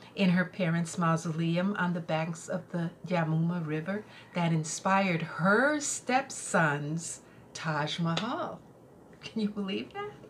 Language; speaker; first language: English; non-native, local second language; Spanish